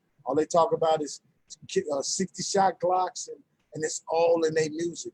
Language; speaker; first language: English; native; English